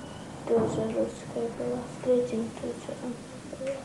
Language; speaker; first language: Russian; non-native, local second language; Chechen